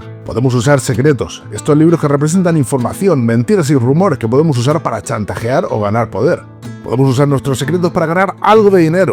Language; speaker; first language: Spanish; native; Spanish